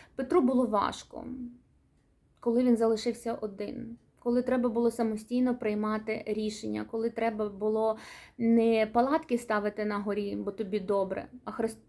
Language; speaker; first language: Ukrainian; non-native, local second language; Russian